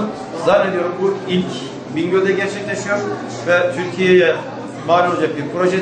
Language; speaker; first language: Turkish; native; Turkish